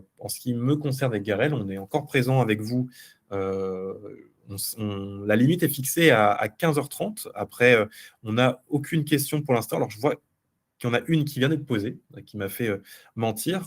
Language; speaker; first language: French; native; French